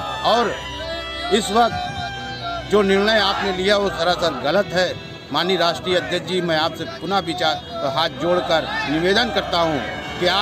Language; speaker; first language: Hindi; native; Hindi